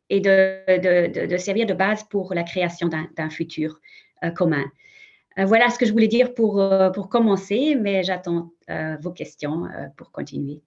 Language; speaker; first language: French; non-native, fluent; German